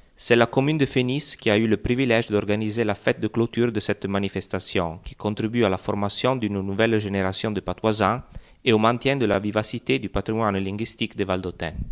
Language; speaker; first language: French; non-native, local second language; Italian